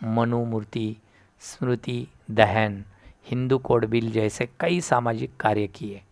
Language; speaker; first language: Hindi; non-native, local second language; Marathi